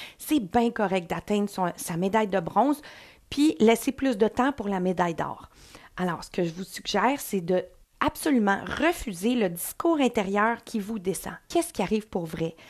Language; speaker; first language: French; native; French